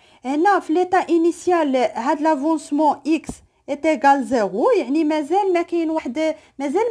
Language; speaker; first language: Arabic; native; Arabic